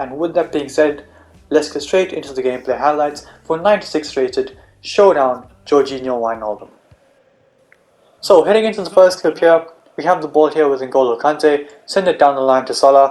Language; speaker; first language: English; native; English